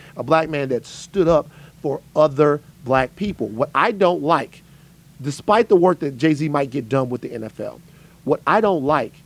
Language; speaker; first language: English; native; English